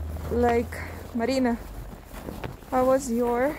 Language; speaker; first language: English; non-native, fluent; Russian